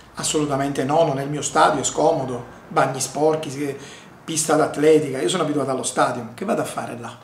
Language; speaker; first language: Italian; native; Italian